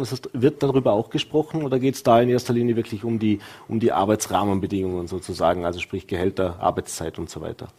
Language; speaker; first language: German; native; German